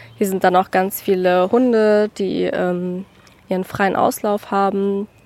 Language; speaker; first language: German; native; German